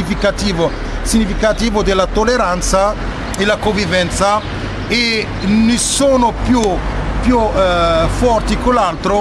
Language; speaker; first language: Italian; non-native, fluent; Arabic